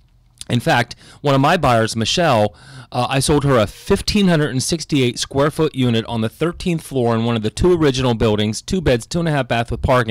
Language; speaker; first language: English; native; English